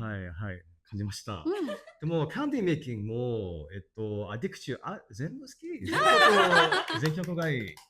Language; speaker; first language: Japanese; non-native, learner; English